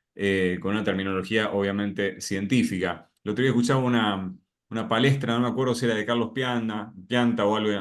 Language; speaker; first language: Spanish; native; Spanish